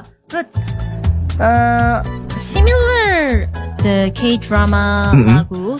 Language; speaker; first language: English; non-native, learner; Korean